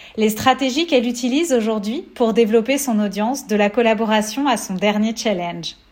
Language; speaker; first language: French; native; French